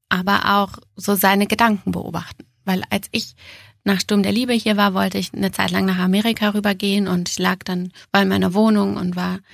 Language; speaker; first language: German; native; German